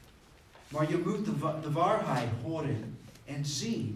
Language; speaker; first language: Dutch; non-native, fluent; English